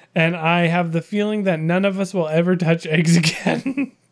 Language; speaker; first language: English; native; English